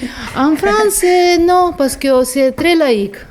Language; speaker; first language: French; non-native, fluent; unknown